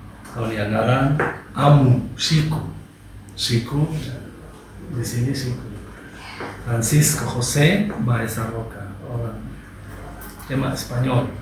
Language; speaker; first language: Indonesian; non-native, learner; Spanish